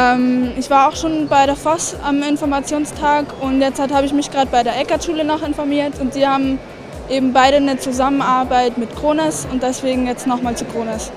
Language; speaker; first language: German; native; German